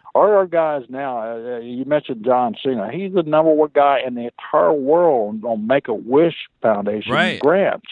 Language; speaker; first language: English; native; English